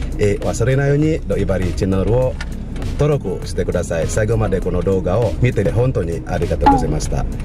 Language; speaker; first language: Japanese; non-native, learner; Indonesian